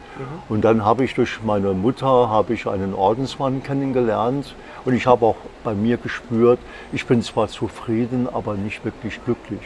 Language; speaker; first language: German; native; German